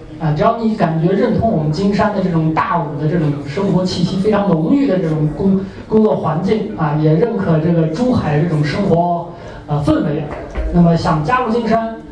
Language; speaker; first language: Chinese; native; Chinese